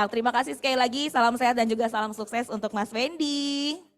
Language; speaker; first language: Indonesian; native; Indonesian